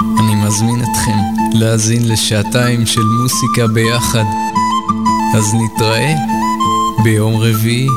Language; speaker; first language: Hebrew; native; Hebrew